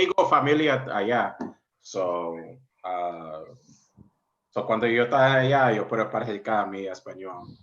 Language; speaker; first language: Spanish; early bilingual, heritage; English